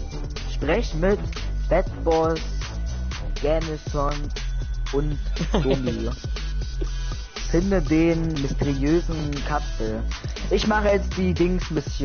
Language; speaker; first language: German; native; German